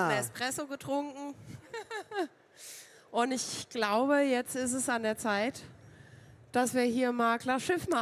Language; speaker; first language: German; native; German